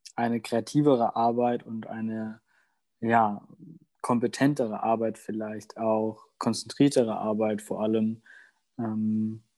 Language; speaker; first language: German; native; German